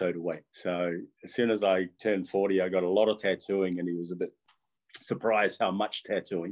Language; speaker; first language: English; non-native, local second language; Tongan